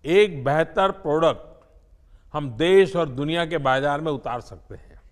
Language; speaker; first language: Hindi; non-native, local second language; Gujarati